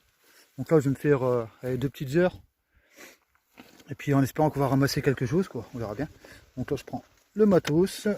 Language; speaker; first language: French; native; French